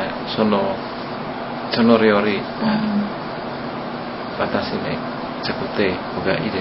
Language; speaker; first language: Japanese; non-native, learner; Indonesian